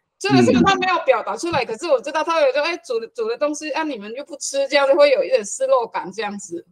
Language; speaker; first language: Chinese; non-native, fluent; Hakka Chinese